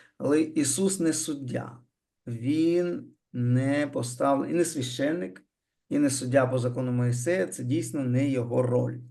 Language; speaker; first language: Ukrainian; non-native, local second language; Russian